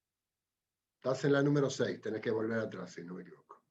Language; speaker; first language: Spanish; native; Spanish